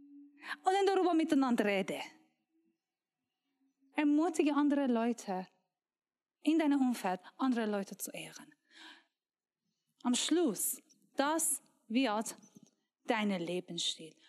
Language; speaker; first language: German; non-native, learner; Persian